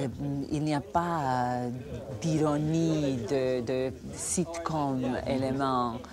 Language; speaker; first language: French; non-native, fluent; Croatian